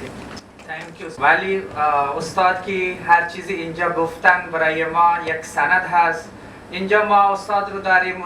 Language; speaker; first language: Persian; non-native, fluent; Hindi